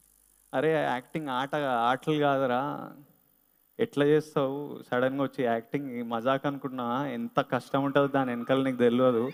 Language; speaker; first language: Telugu; native; Telugu